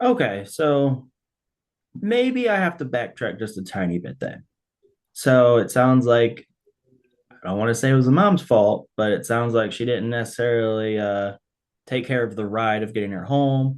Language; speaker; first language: English; native; English